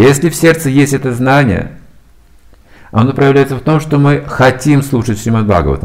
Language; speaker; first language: Russian; native; Russian